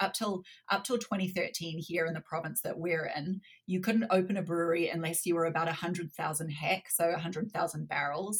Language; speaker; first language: English; native; English